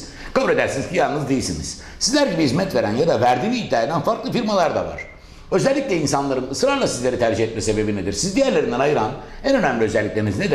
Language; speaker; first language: Turkish; native; Turkish